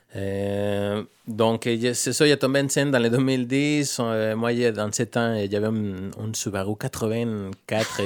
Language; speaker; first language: French; non-native, fluent; Spanish